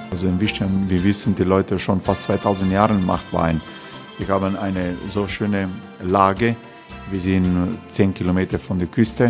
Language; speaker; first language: German; non-native, learner; Croatian